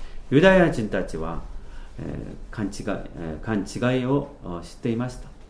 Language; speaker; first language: Japanese; non-native, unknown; Korean